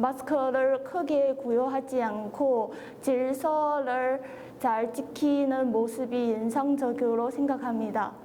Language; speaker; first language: Korean; non-native, fluent; Chinese